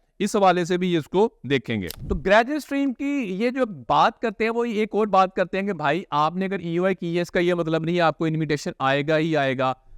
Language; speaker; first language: Urdu; non-native, local second language; Punjabi